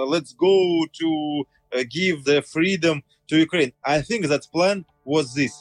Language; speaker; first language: English; non-native, learner; Russian